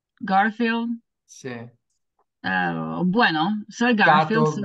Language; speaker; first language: Spanish; non-native, learner; English